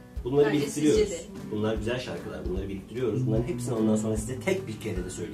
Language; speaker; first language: Turkish; native; Turkish